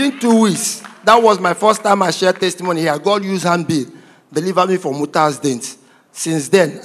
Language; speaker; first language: English; non-native, local second language; Igbo